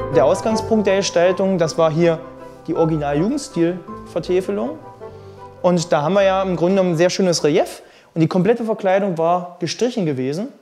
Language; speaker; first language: German; native; German